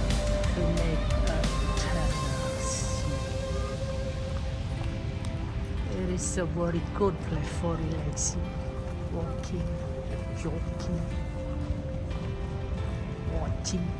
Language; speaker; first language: English; non-native, learner; Khmer